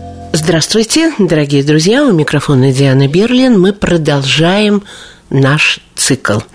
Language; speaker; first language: Russian; native; Russian